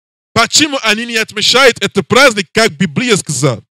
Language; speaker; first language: Russian; non-native, learner; English